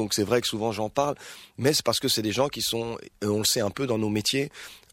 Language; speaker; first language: French; early bilingual, other home language; Arabic